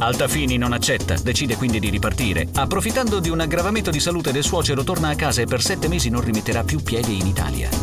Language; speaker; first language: Italian; native; Italian